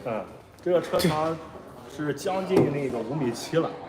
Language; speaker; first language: Chinese; native; Chinese